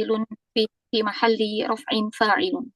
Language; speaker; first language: Arabic; non-native, fluent; Indonesian